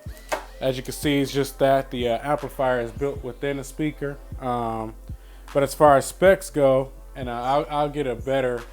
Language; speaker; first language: English; native; English